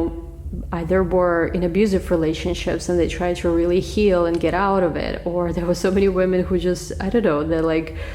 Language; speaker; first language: English; non-native, fluent; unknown